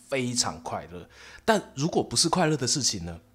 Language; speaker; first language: Chinese; native; Chinese